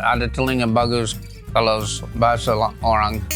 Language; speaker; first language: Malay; non-native, learner; English